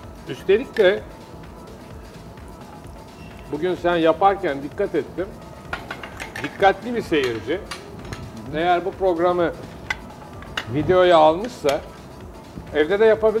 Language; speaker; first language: Turkish; native; Turkish